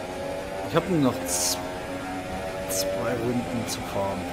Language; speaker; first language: German; native; German